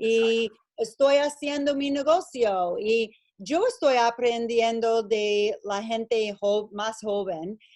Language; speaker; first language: Spanish; non-native, learner; English